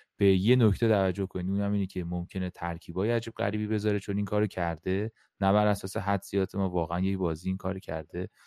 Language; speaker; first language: Persian; native; Persian